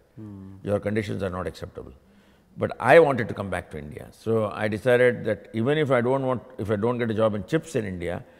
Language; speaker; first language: English; non-native, local second language; Tamil